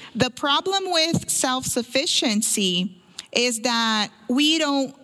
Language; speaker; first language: English; early bilingual, other home language; Portuguese